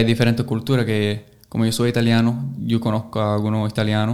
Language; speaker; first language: Spanish; early bilingual, heritage; English